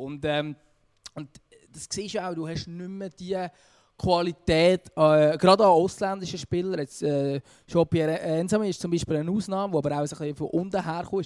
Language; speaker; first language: German; native; German